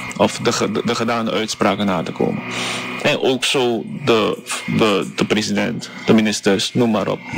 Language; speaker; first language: Dutch; non-native, fluent; Chinese